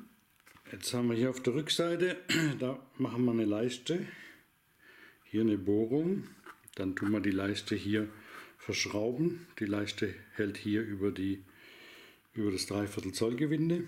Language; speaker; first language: German; native; German